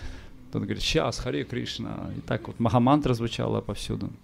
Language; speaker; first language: Russian; native; Russian